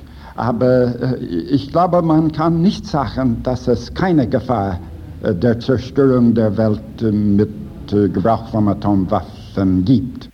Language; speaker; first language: German; non-native, fluent; English